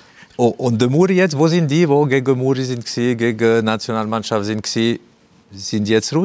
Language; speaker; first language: German; non-native, fluent; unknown